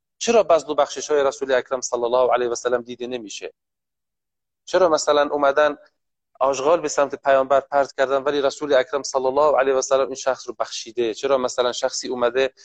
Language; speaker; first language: Persian; native; Persian